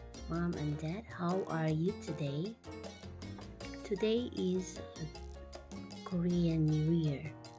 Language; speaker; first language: English; non-native, local second language; Cebuano